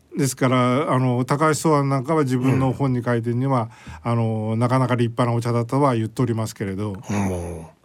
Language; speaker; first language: Japanese; native; Japanese